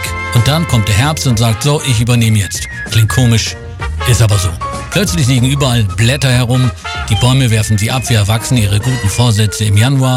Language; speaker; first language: German; native; German